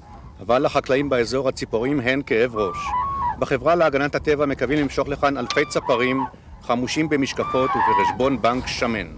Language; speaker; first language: Hebrew; native; Hebrew